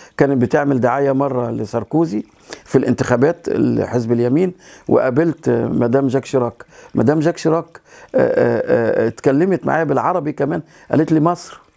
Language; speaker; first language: Arabic; native; Arabic